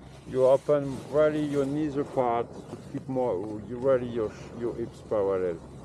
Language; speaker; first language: English; non-native, learner; French